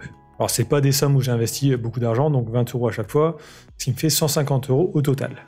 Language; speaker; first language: French; native; French